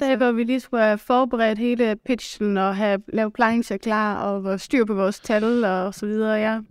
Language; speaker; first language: Danish; native; Danish